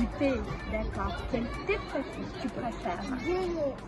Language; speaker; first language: French; non-native, learner; Ukrainian